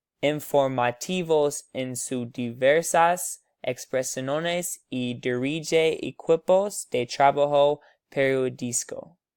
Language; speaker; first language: Spanish; non-native, learner; English